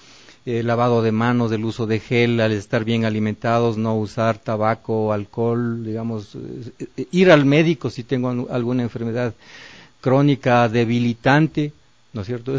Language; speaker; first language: Spanish; native; Spanish